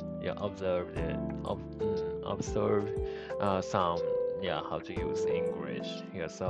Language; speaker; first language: English; non-native, learner; Japanese